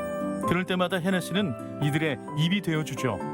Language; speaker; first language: Korean; native; Korean